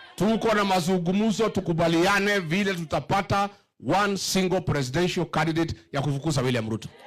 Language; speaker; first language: Swahili; non-native, local second language; Kikuyu